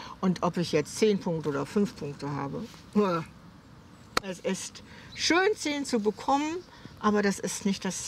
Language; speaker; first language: German; native; German